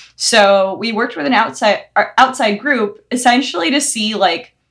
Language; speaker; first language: English; early bilingual, other home language; Hindi